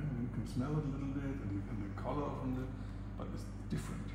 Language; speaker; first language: English; non-native, learner; German